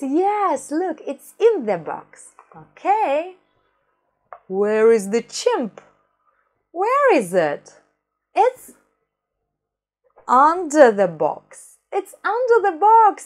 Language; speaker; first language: English; non-native, fluent; Russian